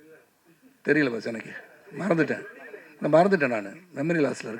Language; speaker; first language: Tamil; native; Tamil